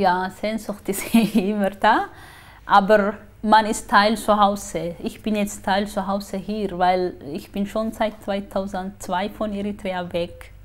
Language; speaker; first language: German; non-native, learner; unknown